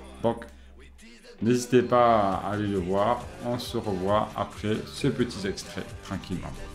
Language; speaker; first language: French; native; French